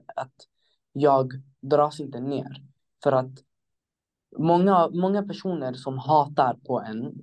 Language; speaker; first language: Swedish; early bilingual, other home language; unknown